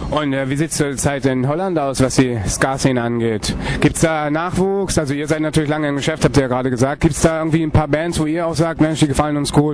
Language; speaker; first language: German; native; German